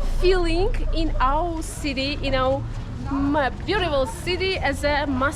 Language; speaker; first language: English; non-native, learner; Armenian